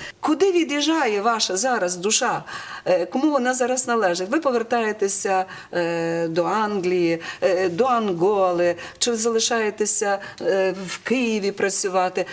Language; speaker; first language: Ukrainian; native; Ukrainian